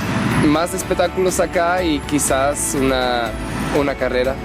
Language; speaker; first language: Spanish; non-native, learner; Portuguese